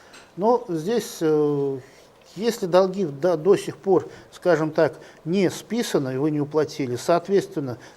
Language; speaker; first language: Russian; native; Russian